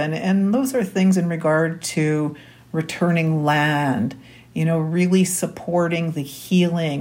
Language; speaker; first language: English; native; English